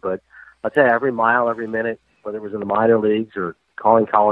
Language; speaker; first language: English; native; English